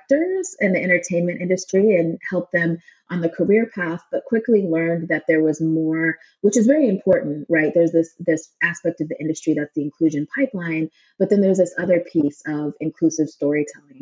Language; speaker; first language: English; native; English